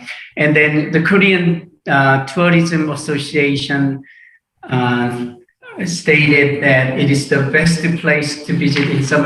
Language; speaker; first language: English; non-native, fluent; Korean